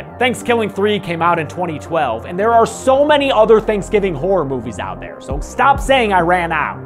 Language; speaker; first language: English; native; English